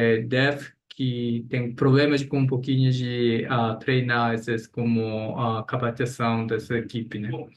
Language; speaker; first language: Portuguese; non-native, fluent; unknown